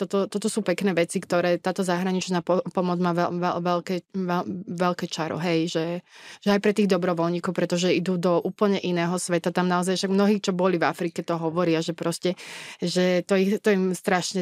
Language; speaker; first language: Slovak; native; Slovak